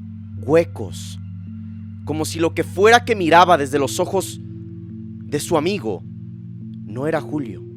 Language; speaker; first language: Spanish; native; Spanish